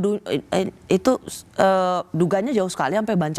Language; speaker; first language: Indonesian; native; Indonesian